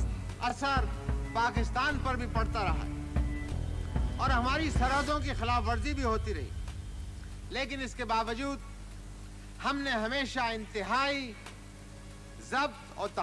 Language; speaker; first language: Urdu; non-native, local second language; Punjabi